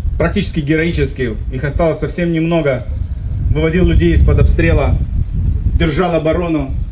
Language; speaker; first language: Russian; native; Russian